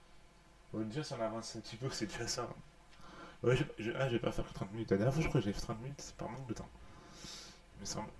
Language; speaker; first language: French; native; French